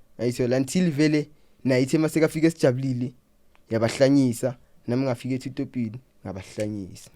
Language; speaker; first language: Zulu; non-native, local second language; Southern Sotho